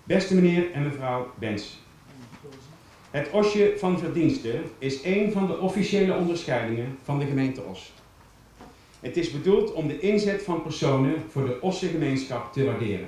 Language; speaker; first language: Dutch; native; Dutch